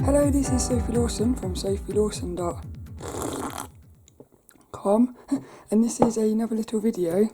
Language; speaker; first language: English; native; English